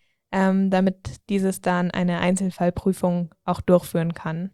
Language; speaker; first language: German; native; German